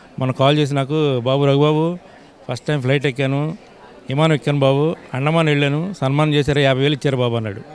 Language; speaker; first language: Telugu; native; Telugu